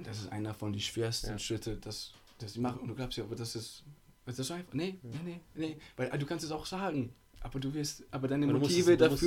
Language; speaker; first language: German; non-native, fluent; Italian